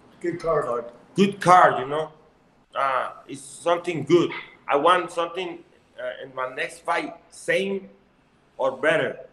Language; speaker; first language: English; non-native, learner; Spanish